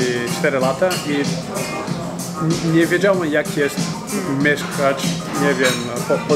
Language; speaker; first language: Polish; non-native, learner; Portuguese